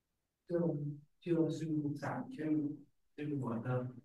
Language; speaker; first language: Chinese; non-native, learner; Vietnamese